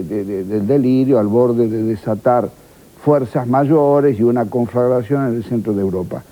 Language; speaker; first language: Spanish; native; Spanish